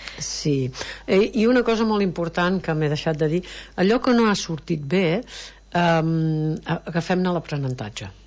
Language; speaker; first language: Catalan; native; Catalan